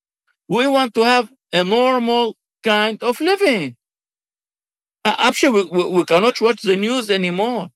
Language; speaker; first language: English; non-native, fluent; Arabic